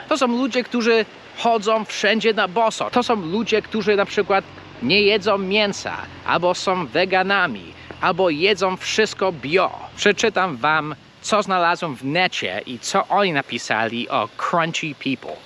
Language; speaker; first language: Polish; non-native, fluent; English